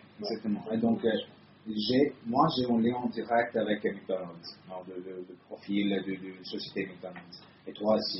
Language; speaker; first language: French; non-native, fluent; Italian